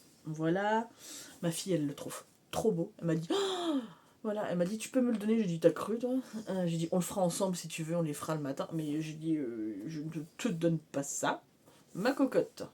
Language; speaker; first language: French; native; French